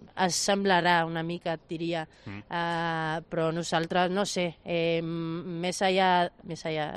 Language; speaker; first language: Catalan; non-native, fluent; Spanish